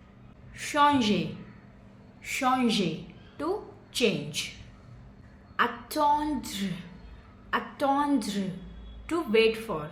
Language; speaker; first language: English; non-native, fluent; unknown